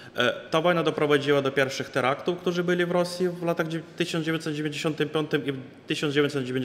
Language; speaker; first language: Polish; non-native, fluent; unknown